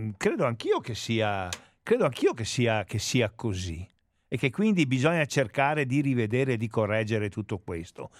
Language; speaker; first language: Italian; native; Italian